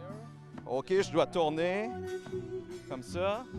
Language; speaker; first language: French; native; French